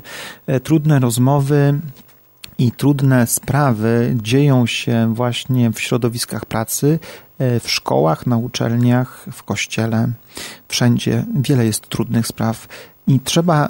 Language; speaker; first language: Polish; native; Polish